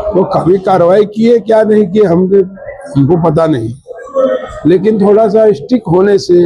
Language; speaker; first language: Hindi; non-native, local second language; Marathi